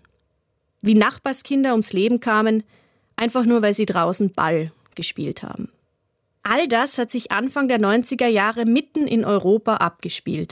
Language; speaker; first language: German; native; German